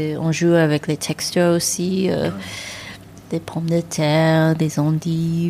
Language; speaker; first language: French; non-native, fluent; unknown